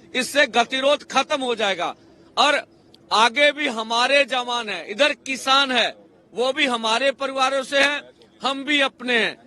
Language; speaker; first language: Hindi; non-native, local second language; Punjabi